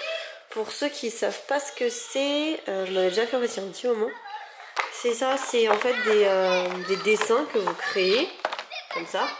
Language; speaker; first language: French; native; French